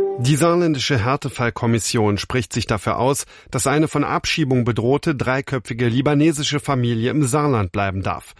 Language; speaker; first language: German; native; German